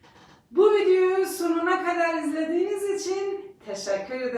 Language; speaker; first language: Turkish; non-native, fluent; Persian